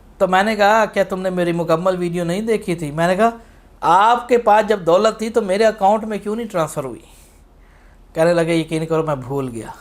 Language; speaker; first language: Urdu; non-native, local second language; Punjabi